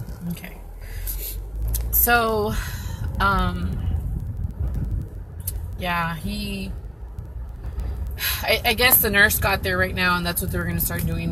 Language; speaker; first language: English; early bilingual, other home language; Spanish